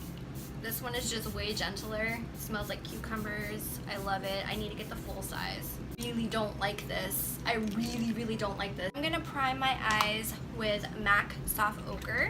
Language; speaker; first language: English; native; English